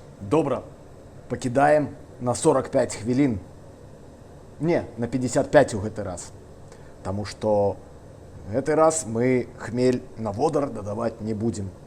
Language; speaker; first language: Belarusian; non-native, local second language; Russian